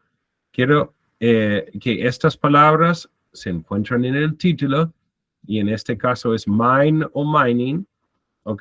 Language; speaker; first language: Spanish; non-native, fluent; English